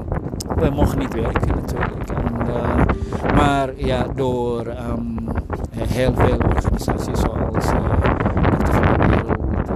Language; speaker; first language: Dutch; non-native, fluent; Indonesian